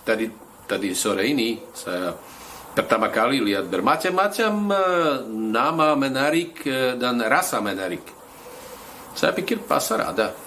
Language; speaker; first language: Indonesian; non-native, fluent; Slovak